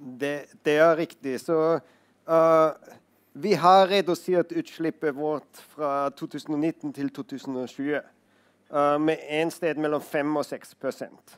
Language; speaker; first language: Norwegian; non-native, fluent; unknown